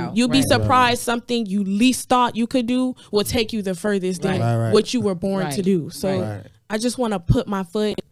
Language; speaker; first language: English; native; English